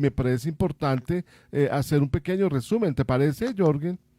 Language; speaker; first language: Spanish; native; Spanish